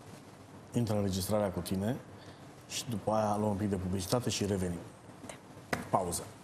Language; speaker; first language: Romanian; native; Romanian